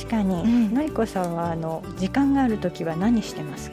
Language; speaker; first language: Japanese; native; Japanese